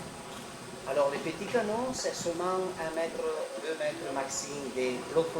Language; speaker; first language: French; non-native, fluent; Italian